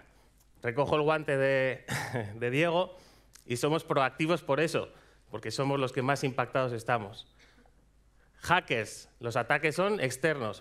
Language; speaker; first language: Spanish; native; Spanish